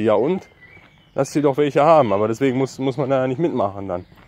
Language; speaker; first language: German; native; German